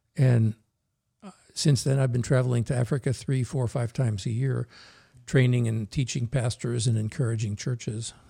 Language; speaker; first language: English; early bilingual, other home language; Norwegian